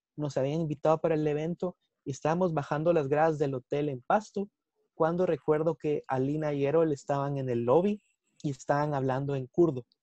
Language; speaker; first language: English; non-native, fluent; Spanish